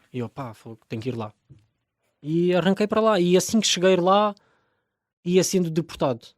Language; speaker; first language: Portuguese; early bilingual, other home language; Romanian